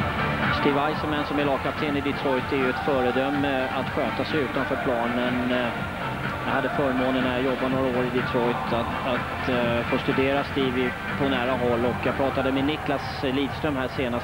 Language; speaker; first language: Swedish; native; Swedish